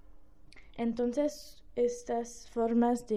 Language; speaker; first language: Spanish; non-native, learner; French